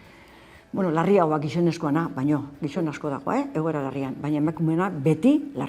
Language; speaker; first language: Basque; native; Basque